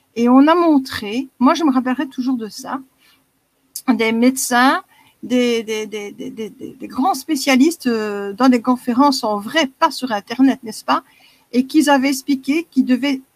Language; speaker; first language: French; native; French